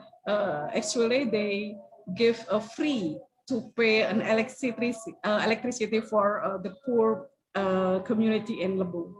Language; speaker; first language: English; non-native, learner; Indonesian